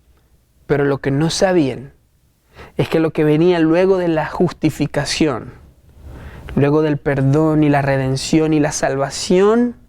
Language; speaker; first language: Spanish; native; Spanish